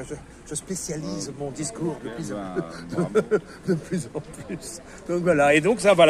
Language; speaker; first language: French; native; French